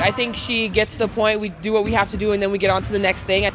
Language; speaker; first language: English; native; English